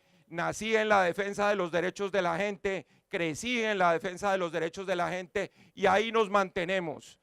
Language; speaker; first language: Spanish; native; Spanish